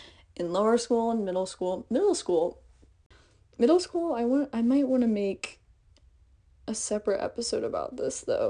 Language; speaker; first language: English; native; English